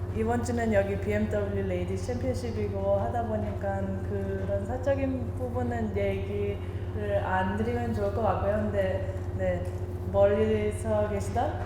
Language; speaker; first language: Korean; early bilingual, heritage; Korean